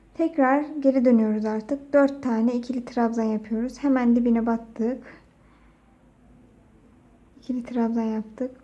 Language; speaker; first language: Turkish; native; Turkish